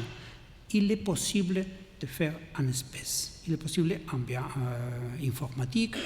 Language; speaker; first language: French; non-native, learner; Catalan